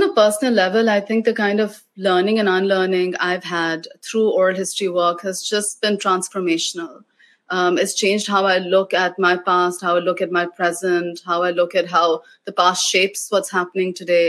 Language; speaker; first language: English; non-native, local second language; Urdu